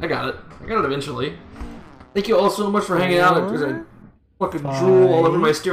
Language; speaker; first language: English; native; English